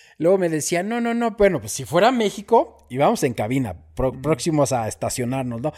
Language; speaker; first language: Spanish; native; Spanish